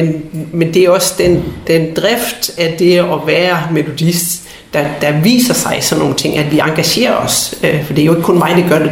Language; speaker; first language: Danish; native; Danish